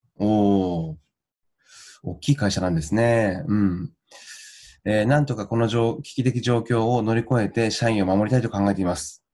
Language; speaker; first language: Japanese; native; Japanese